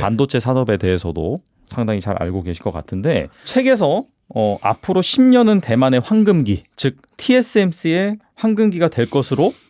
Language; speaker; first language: Korean; native; Korean